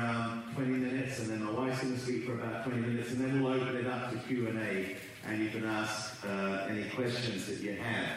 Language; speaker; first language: English; native; English